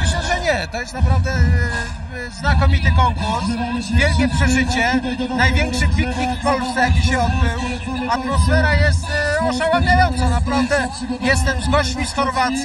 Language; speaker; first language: Polish; native; Polish